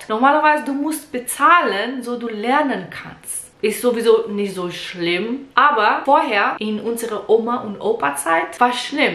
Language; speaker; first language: German; non-native, learner; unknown